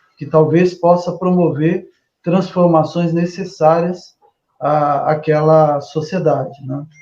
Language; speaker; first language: Portuguese; native; Portuguese